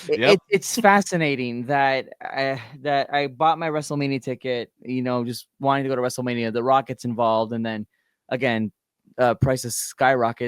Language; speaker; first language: English; native; English